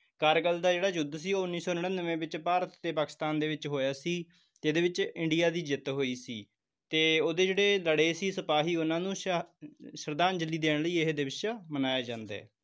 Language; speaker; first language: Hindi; non-native, local second language; Punjabi